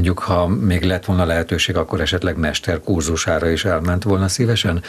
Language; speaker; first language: Hungarian; native; Hungarian